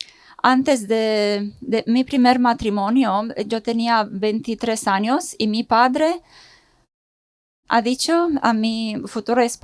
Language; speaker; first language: Spanish; non-native, fluent; Romanian